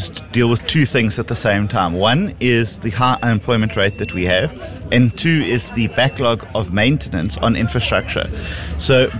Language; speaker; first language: English; native; English